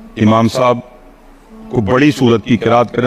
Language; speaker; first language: Hindi; non-native, local second language; Punjabi